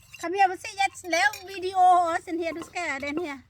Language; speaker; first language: Danish; non-native, learner; Thai